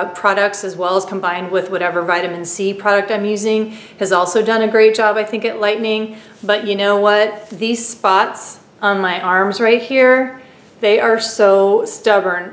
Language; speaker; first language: English; native; English